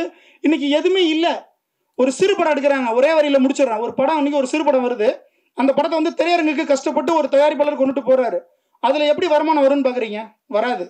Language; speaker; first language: Tamil; native; Tamil